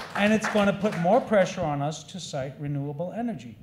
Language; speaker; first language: English; native; English